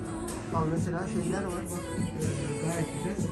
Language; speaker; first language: Turkish; native; Turkish